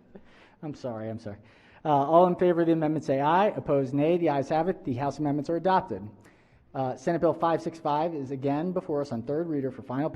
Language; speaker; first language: English; native; English